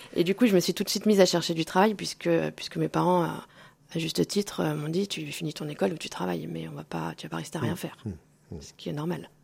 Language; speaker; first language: French; native; French